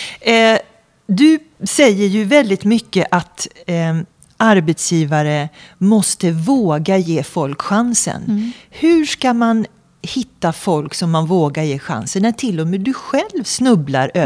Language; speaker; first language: Swedish; native; Swedish